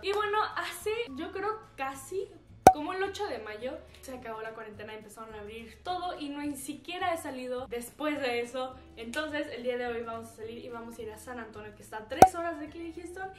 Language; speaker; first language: Spanish; early bilingual, heritage; Spanish